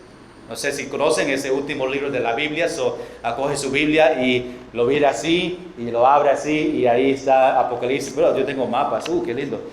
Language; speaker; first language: Spanish; non-native, fluent; English